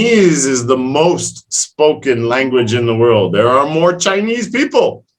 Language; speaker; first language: English; non-native, fluent; French